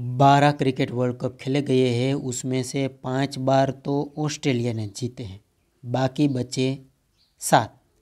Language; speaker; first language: Hindi; non-native, local second language; Gujarati